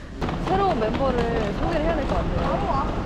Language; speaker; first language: Korean; native; Korean